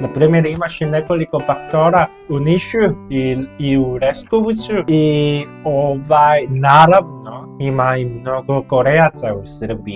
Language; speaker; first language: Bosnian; non-native, learner; Korean